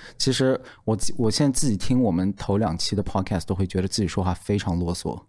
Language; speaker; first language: Chinese; native; Chinese